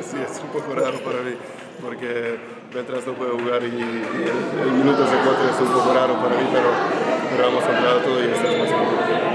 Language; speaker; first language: Spanish; non-native, fluent; Hungarian